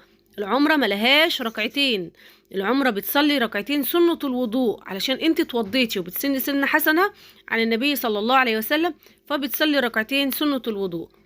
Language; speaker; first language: Arabic; native; Arabic